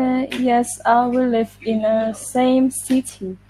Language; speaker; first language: English; non-native, learner; Vietnamese